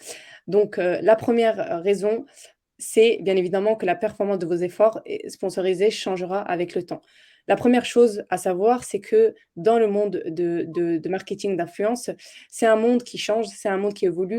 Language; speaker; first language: French; native; French